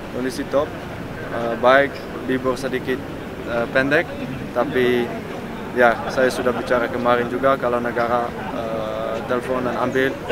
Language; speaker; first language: Indonesian; non-native, fluent; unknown